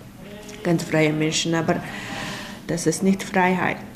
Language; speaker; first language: German; non-native, learner; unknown